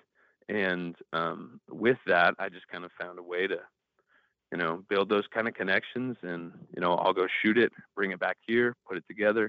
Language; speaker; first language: English; native; English